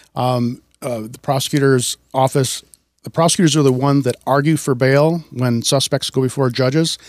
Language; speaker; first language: English; native; English